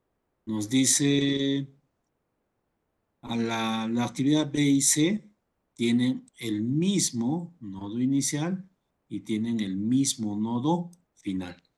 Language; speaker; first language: Spanish; native; Spanish